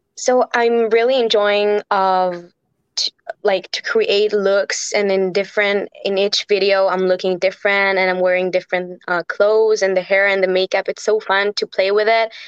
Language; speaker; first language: English; non-native, fluent; Hebrew